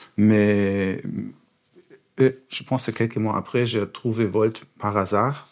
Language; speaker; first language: French; non-native, fluent; German